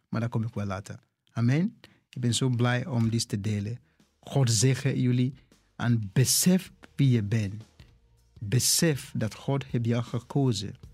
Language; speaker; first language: Dutch; non-native, fluent; English